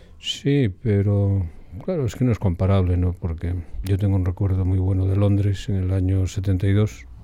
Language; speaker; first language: Spanish; native; Spanish